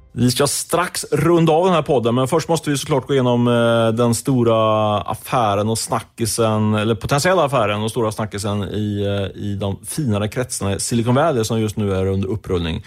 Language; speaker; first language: Swedish; native; Swedish